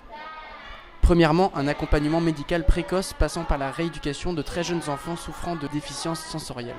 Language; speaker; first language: French; native; French